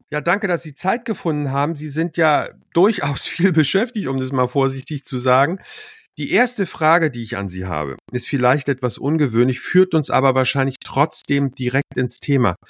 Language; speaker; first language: German; native; German